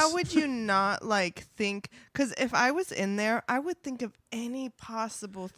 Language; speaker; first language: English; native; English